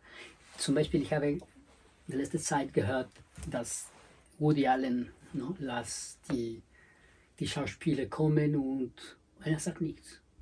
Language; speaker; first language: German; non-native, learner; Spanish